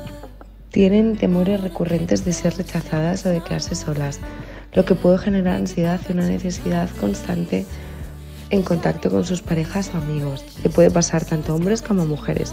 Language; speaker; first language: Spanish; native; Spanish